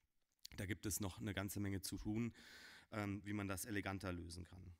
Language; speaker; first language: German; native; German